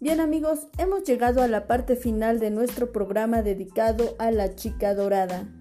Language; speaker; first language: Spanish; native; Spanish